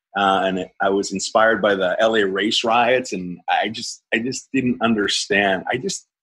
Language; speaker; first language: English; native; English